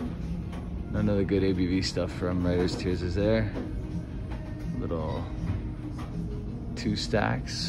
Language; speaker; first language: English; native; English